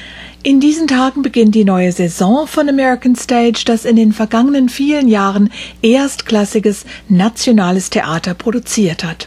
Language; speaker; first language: German; native; German